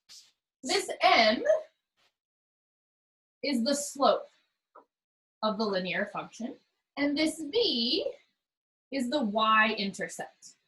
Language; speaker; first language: English; native; English